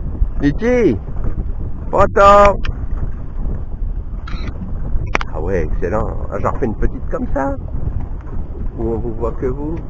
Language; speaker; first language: French; native; French